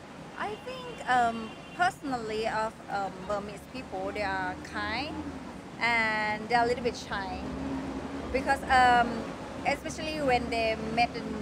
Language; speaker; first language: English; non-native, fluent; Thai